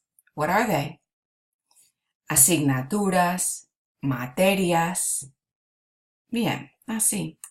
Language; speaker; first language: Spanish; non-native, fluent; English